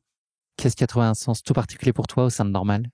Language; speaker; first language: French; native; French